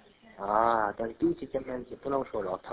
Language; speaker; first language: Chinese; non-native, learner; Korean